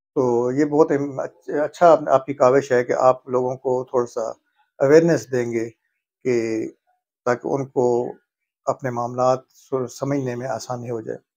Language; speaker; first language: Urdu; non-native, local second language; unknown